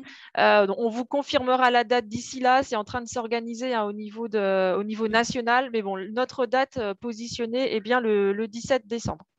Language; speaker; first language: French; native; French